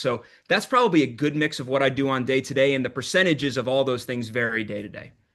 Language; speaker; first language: English; native; English